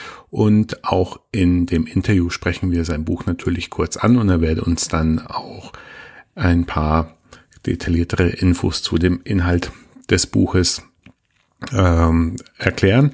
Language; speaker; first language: German; native; German